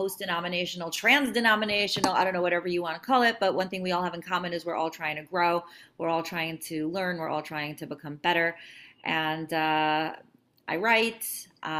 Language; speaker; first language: English; native; English